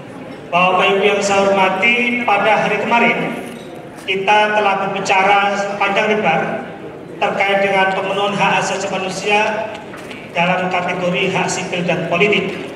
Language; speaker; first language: Indonesian; native; Indonesian